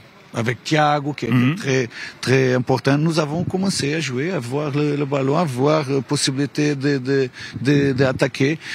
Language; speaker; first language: French; non-native, learner; Portuguese